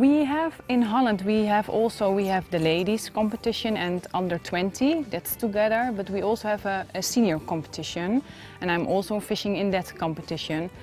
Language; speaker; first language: English; non-native, fluent; Dutch